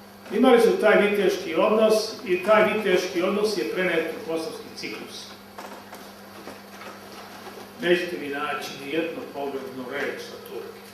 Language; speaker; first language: Bosnian; native; Bosnian